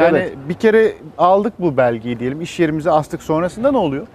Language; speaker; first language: Turkish; native; Turkish